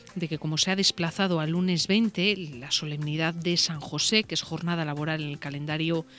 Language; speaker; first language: Spanish; native; Spanish